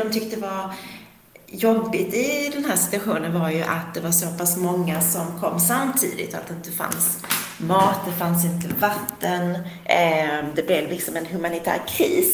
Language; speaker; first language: Swedish; native; Swedish